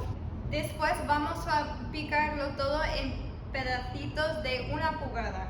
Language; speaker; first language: Spanish; early bilingual, heritage; Spanish